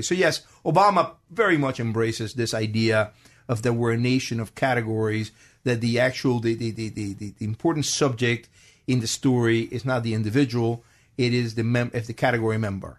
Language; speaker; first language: English; non-native, fluent; Spanish